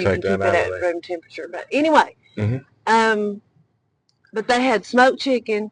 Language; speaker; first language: English; native; English